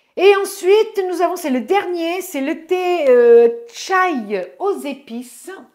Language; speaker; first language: French; early bilingual, other home language; Portuguese